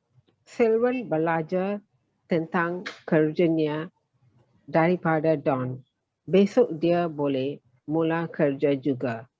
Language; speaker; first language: Indonesian; non-native, learner; Tamil